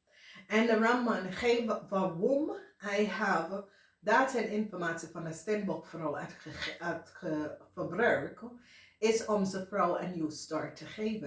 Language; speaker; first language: Dutch; non-native, fluent; English